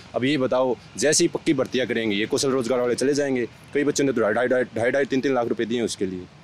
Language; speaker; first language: Hindi; native; Hindi